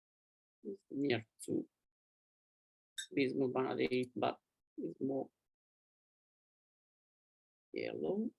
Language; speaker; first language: English; non-native, learner; Italian